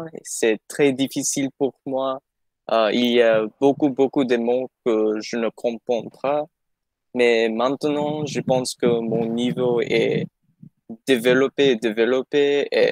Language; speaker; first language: French; non-native, learner; English